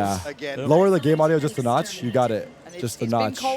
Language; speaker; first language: English; native; English